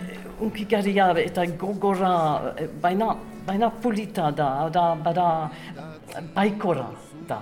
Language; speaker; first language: Basque; non-native, learner; English